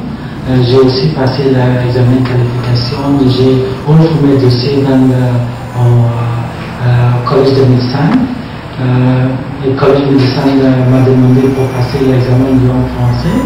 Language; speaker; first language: French; non-native, learner; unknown